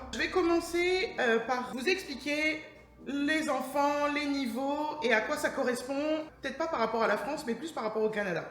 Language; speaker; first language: French; native; French